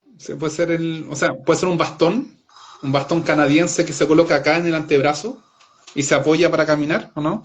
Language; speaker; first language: Spanish; native; Spanish